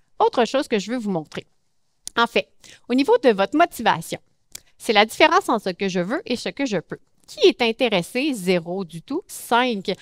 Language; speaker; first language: French; native; French